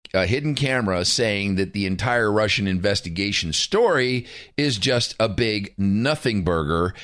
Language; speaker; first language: English; native; English